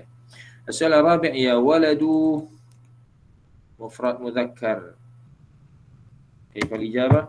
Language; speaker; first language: Arabic; non-native, fluent; Malay